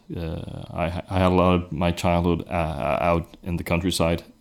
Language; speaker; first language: English; non-native, fluent; Swedish